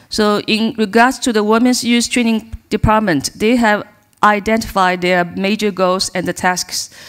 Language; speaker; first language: English; non-native, learner; Chinese